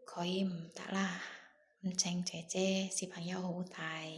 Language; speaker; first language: Cantonese; non-native, learner; Indonesian